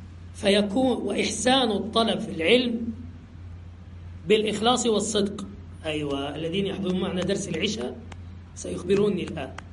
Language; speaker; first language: Arabic; native; Arabic